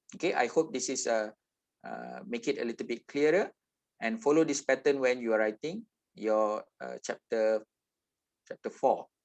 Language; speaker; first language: English; non-native, local second language; Malay